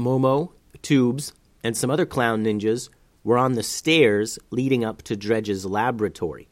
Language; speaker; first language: English; native; English